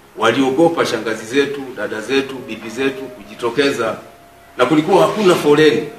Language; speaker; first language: Swahili; native; Swahili